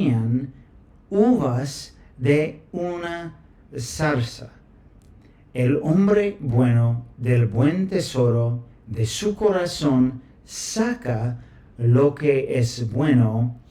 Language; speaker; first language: Spanish; non-native, fluent; English